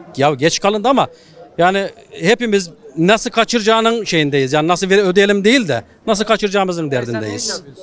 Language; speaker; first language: Turkish; native; Turkish